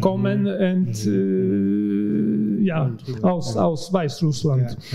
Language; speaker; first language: German; non-native, learner; Latvian